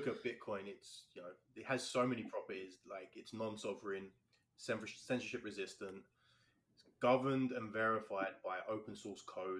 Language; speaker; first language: English; native; English